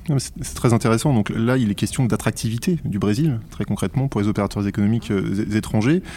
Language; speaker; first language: French; native; French